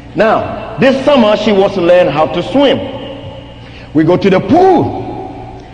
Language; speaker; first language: English; non-native, local second language; Akan